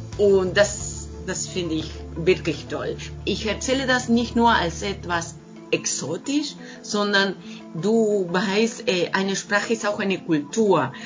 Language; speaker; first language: German; non-native, fluent; Spanish